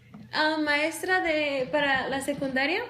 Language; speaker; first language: Spanish; early bilingual, heritage; Spanish